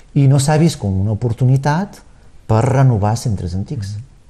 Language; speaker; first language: Catalan; native; Catalan